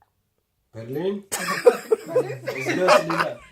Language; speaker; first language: German; non-native, learner; Somali